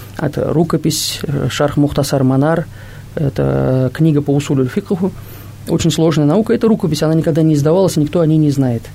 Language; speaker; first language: Russian; non-native, local second language; Tatar